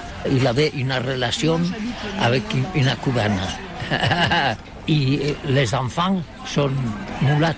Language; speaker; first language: French; non-native, learner; Catalan